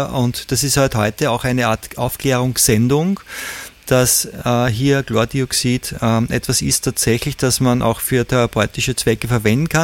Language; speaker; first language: German; native; German